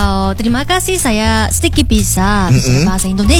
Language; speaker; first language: Indonesian; non-native, learner; Korean